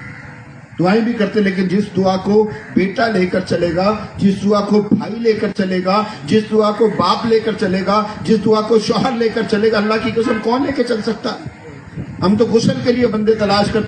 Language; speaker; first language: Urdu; non-native, local second language; Punjabi